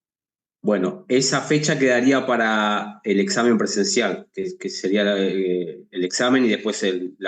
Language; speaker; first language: Spanish; native; Spanish